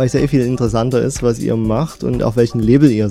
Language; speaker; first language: German; native; German